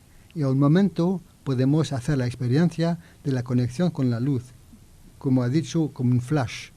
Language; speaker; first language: Spanish; non-native, learner; French